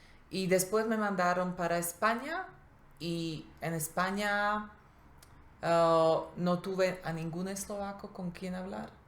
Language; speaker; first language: Spanish; non-native, fluent; Slovak